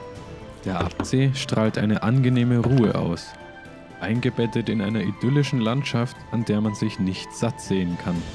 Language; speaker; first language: German; native; German